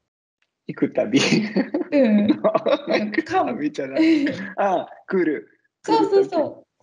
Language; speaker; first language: Japanese; non-native, learner; Italian